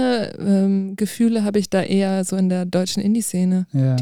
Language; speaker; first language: German; native; German